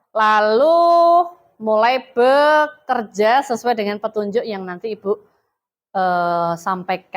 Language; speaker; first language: Indonesian; native; Indonesian